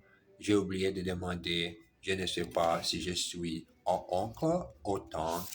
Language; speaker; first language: French; non-native, learner; German